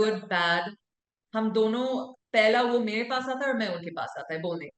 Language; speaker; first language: Hindi; non-native, local second language; English